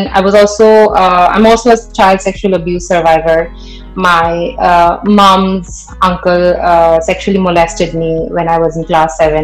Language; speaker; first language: English; non-native, local second language; Assamese